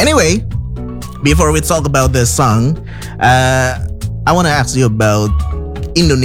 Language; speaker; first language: English; non-native, fluent; Indonesian